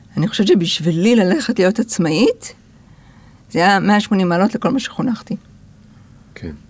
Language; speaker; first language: Hebrew; early bilingual, other home language; English